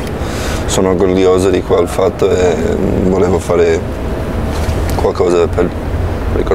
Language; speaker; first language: Italian; non-native, fluent; English